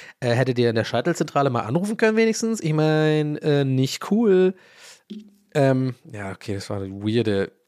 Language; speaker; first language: German; early bilingual, other home language; English